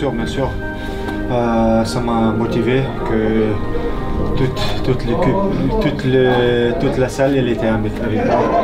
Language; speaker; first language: French; non-native, learner; Chechen